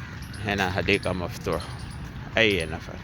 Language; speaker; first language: Arabic; non-native, learner; Urdu